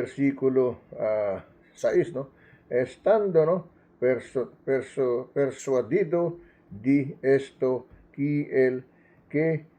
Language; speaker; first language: Spanish; non-native, learner; Filipino